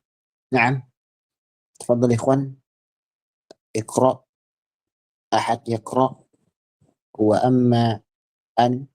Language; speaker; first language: Arabic; non-native, fluent; Indonesian